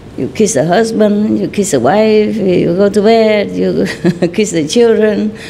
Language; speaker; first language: English; non-native, fluent; Vietnamese